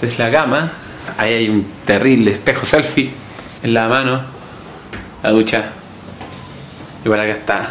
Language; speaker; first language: Spanish; native; Spanish